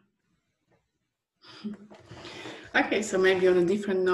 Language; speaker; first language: English; non-native, fluent; Slovak